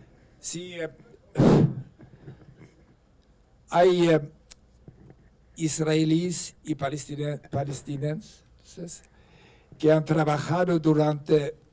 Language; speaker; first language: Spanish; non-native, fluent; Swedish